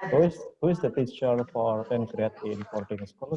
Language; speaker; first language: English; non-native, fluent; Indonesian